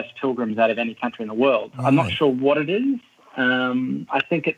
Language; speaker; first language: English; native; English